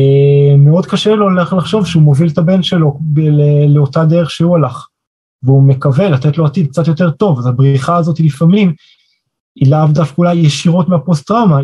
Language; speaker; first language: Hebrew; native; Hebrew